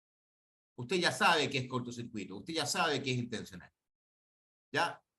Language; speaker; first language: Spanish; native; Spanish